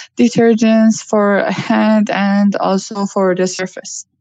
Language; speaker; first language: English; non-native, learner; Persian